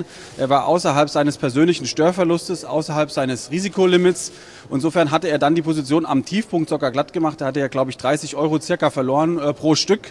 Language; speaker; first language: German; native; German